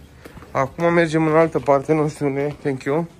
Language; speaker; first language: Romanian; native; Romanian